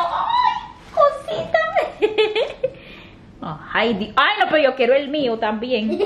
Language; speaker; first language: Spanish; native; Spanish